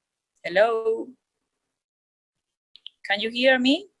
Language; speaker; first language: English; non-native, learner; Spanish